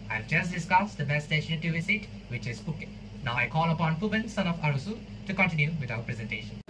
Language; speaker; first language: English; non-native, local second language; Tamil